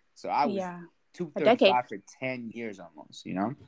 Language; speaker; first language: English; early bilingual, other home language; Spanish